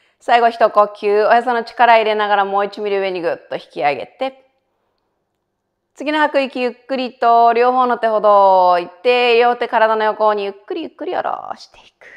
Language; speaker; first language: Japanese; native; Japanese